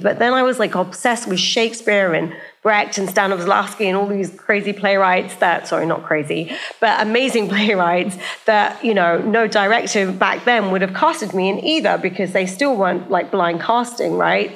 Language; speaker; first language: English; native; English